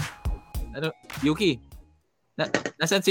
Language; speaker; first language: Filipino; native; Filipino